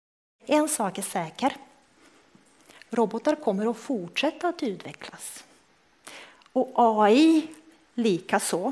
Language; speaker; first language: Swedish; non-native, fluent; Croatian